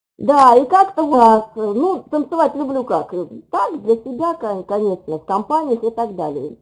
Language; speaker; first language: Russian; native; Russian